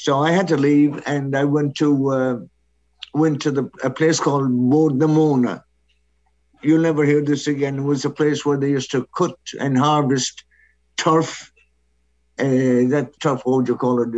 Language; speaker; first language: English; non-native, local second language; Irish